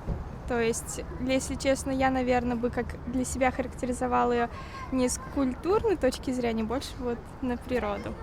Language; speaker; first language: Russian; native; Russian